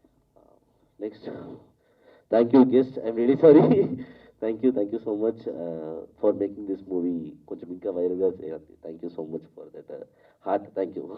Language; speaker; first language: Telugu; non-native, learner; Malayalam